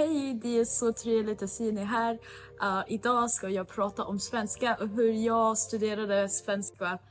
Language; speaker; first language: Swedish; non-native, fluent; English